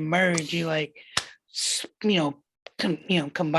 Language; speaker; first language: English; native; English